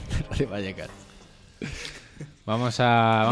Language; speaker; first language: Spanish; native; Spanish